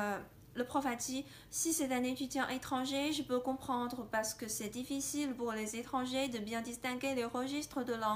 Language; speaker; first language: French; non-native, fluent; Chinese